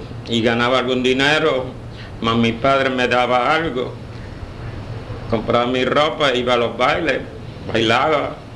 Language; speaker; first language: Spanish; native; Spanish